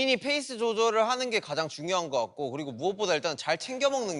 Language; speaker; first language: Korean; native; Korean